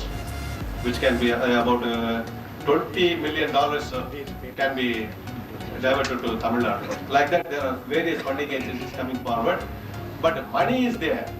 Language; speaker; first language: English; non-native, local second language; Tamil